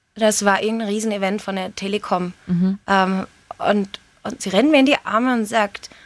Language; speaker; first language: German; native; German